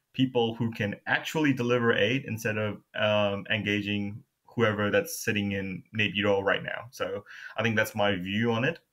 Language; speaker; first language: English; non-native, fluent; Burmese